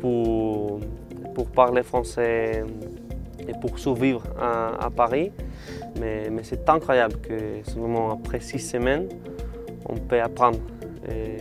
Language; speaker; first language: French; non-native, learner; Spanish